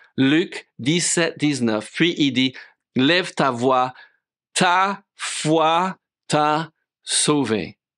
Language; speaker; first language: French; non-native, fluent; English